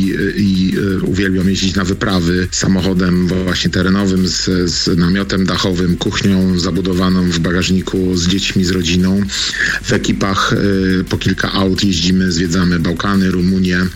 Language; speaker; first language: Polish; native; Polish